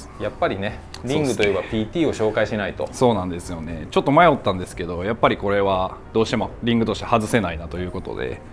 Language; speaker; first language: Japanese; native; Japanese